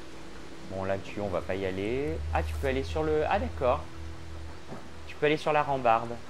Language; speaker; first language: French; native; French